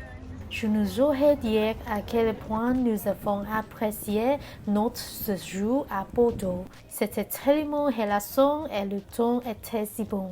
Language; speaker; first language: French; non-native, learner; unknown